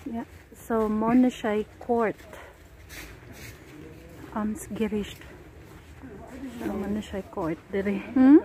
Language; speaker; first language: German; non-native, learner; Cebuano